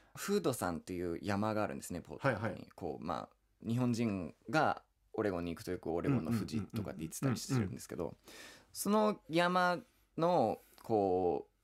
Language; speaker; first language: Japanese; non-native, fluent; English